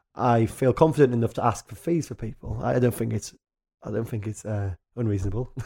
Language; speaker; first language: English; native; English